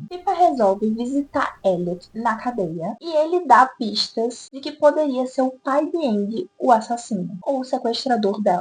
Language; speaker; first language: Portuguese; native; Portuguese